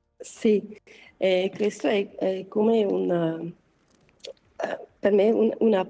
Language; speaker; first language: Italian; non-native, learner; German